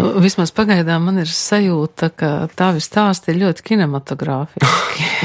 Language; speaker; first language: Latvian; native; Latvian